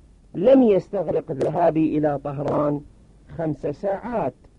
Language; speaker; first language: Arabic; non-native, fluent; Persian